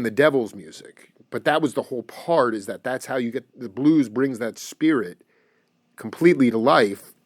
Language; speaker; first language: English; native; English